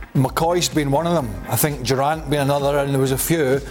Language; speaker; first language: English; native; English